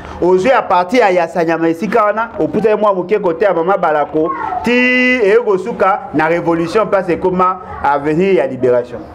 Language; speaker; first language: Lingala; native; Lingala